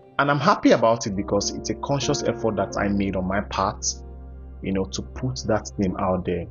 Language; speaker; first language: English; non-native, local second language; Igbo